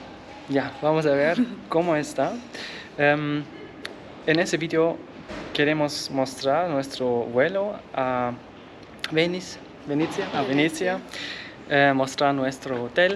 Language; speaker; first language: Spanish; non-native, learner; German